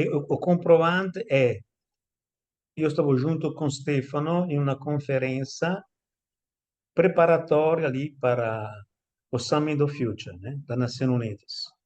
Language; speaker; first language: Portuguese; non-native, fluent; Italian